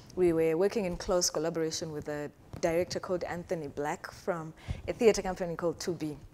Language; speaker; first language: English; non-native, local second language; Shona